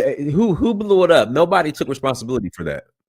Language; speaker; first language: English; native; English